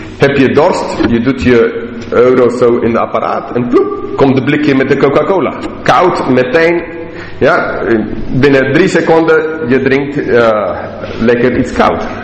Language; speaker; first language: Dutch; non-native, learner; English